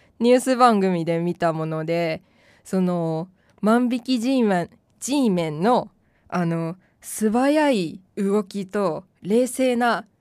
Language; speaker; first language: Japanese; non-native, fluent; Korean